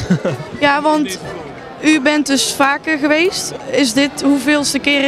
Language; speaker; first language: Dutch; native; Dutch